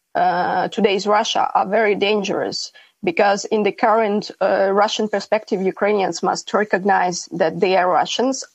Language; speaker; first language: English; non-native, fluent; Ukrainian